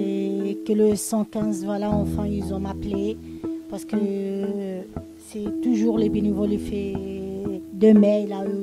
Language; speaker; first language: French; non-native, learner; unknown